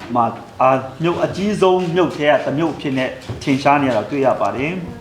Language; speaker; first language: Burmese; non-native, local second language; Hakha Chin